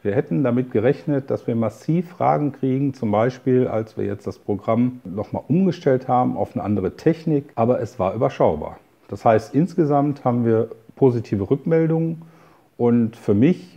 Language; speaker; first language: German; native; German